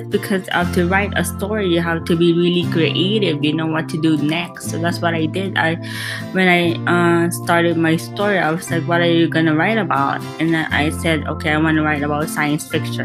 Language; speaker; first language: English; non-native, local second language; Filipino